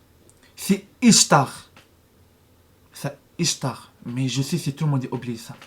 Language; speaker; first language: French; non-native, learner; Arabic